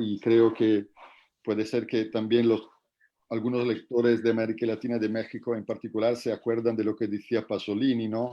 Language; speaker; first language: Spanish; non-native, fluent; Italian